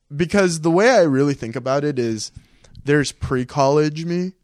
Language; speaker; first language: English; early bilingual, other home language; Filipino